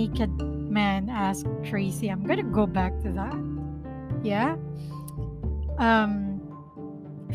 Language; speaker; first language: English; non-native, local second language; Filipino